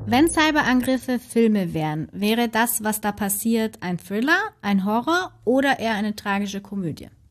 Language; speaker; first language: German; native; German